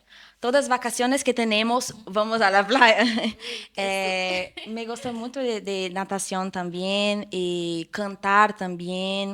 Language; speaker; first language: Spanish; non-native, fluent; Portuguese